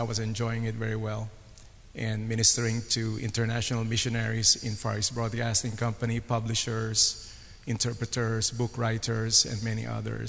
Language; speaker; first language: English; non-native, local second language; Filipino